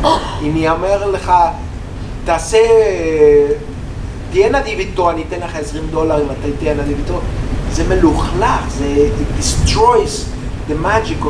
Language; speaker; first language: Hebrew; non-native, learner; English